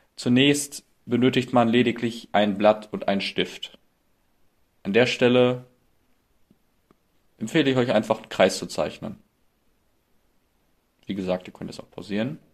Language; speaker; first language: German; native; German